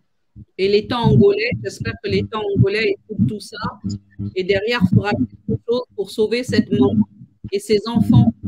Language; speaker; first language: French; native; French